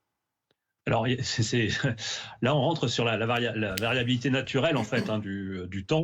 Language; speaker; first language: French; native; French